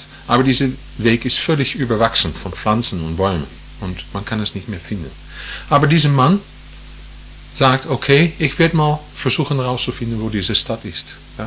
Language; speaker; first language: German; non-native, fluent; English